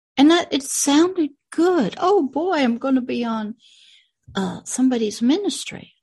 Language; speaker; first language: English; native; English